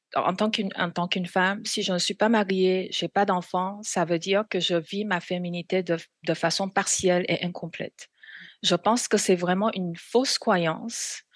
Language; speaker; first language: French; non-native, fluent; Korean